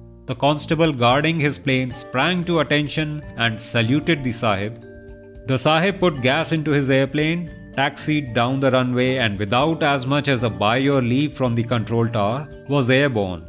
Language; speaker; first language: English; non-native, local second language; Hindi